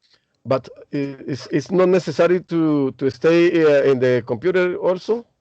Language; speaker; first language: English; non-native, learner; Spanish